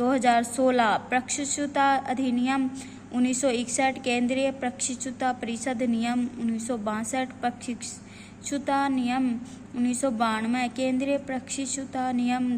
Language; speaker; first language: Hindi; native; Hindi